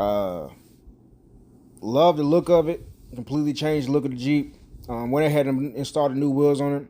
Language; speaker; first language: English; native; English